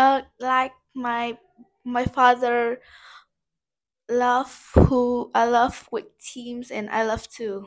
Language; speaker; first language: English; non-native, learner; Vietnamese